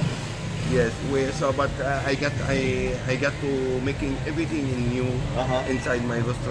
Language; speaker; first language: English; non-native, learner; Arabic